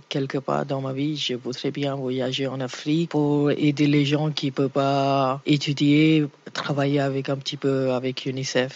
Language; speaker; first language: French; non-native, learner; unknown